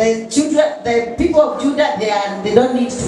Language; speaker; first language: English; non-native, fluent; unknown